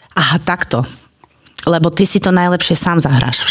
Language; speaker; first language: Slovak; native; Slovak